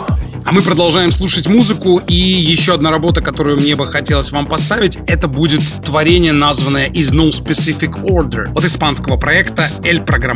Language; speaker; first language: Russian; native; Russian